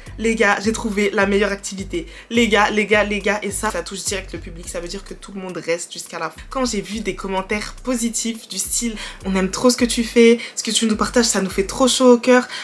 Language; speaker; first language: French; early bilingual, other home language; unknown